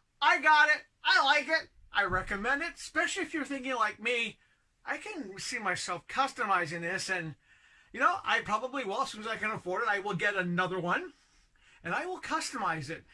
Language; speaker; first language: English; native; English